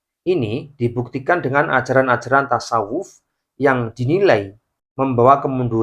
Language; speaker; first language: Indonesian; native; Indonesian